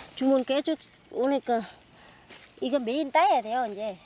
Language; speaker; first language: Korean; non-native, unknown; Vietnamese